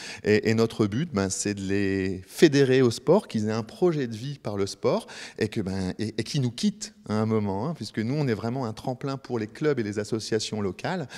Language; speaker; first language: French; native; French